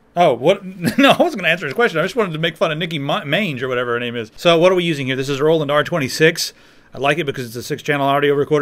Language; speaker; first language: English; native; English